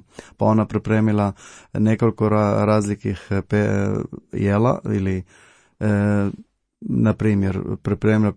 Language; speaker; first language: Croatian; non-native, learner; Arabic